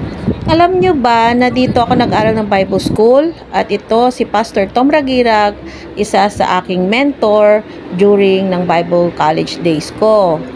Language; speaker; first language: Filipino; non-native, local second language; Waray